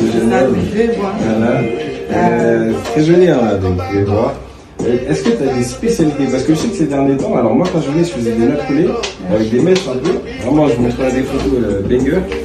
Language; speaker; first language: French; native; French